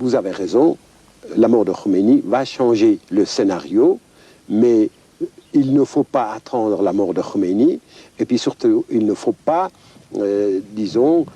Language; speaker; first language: French; non-native, fluent; Kurdish